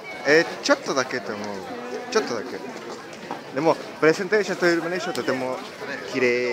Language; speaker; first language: Japanese; non-native, learner; Spanish